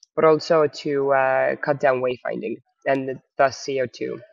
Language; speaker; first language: English; non-native, fluent; Estonian